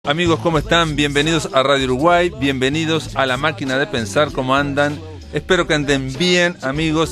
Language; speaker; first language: Spanish; native; Spanish